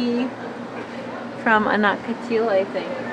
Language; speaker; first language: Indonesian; non-native, learner; English